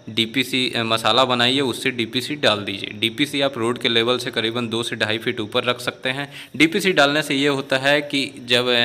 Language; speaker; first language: Hindi; native; Hindi